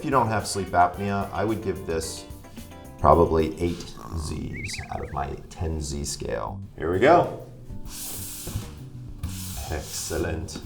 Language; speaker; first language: English; native; English